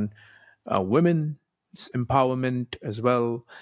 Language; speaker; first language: English; non-native, local second language; Hindi